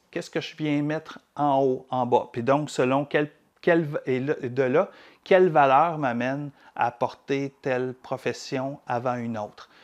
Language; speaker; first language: French; native; French